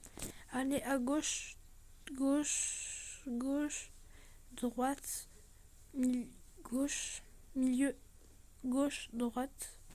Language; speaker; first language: French; native; French